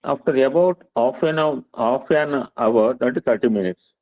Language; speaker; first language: English; non-native, local second language; Telugu